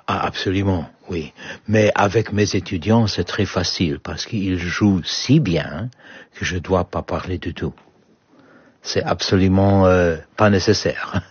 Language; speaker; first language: French; non-native, fluent; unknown